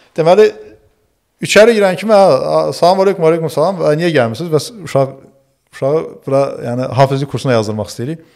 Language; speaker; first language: Azerbaijani; early bilingual, other home language; Turkish